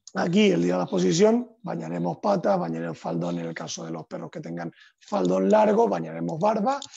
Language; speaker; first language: Spanish; native; Spanish